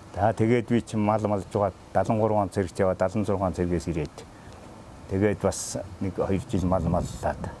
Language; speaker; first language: Mongolian; native; Mongolian